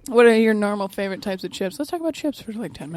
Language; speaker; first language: English; native; English